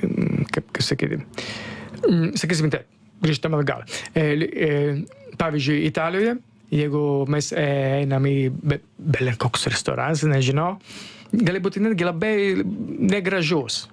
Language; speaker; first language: Lithuanian; non-native, fluent; Italian